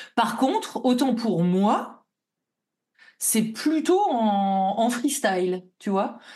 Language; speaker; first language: French; native; French